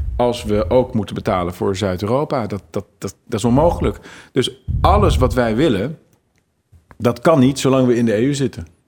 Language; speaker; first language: Dutch; native; Dutch